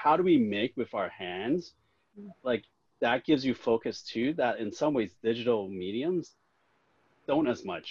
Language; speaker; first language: English; non-native, local second language; Cantonese